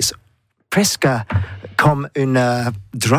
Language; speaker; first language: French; non-native, learner; English